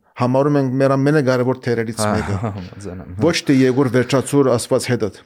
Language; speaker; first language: Armenian; early bilingual, heritage; Armenian